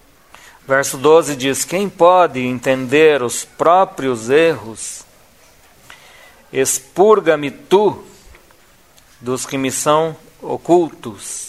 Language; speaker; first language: Portuguese; native; Portuguese